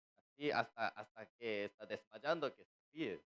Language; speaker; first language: Spanish; non-native, fluent; Korean